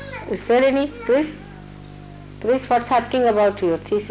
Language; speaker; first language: English; non-native, local second language; Marathi